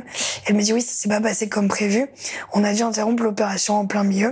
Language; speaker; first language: French; native; French